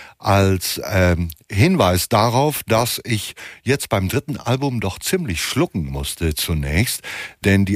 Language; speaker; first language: German; native; German